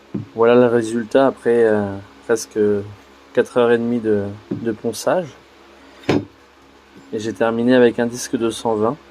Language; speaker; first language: French; native; French